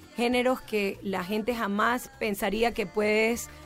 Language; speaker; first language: Spanish; native; Spanish